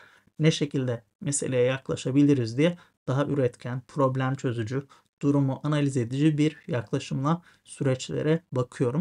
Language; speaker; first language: Turkish; native; Turkish